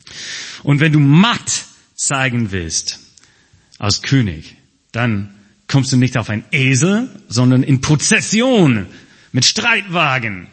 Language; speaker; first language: German; non-native, fluent; English